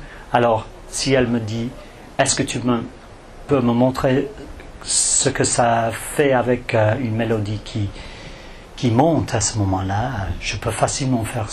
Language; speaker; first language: French; non-native, fluent; English